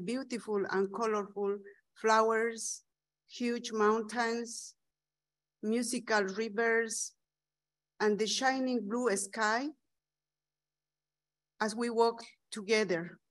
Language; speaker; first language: English; non-native, fluent; Spanish